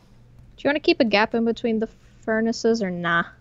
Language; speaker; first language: English; native; English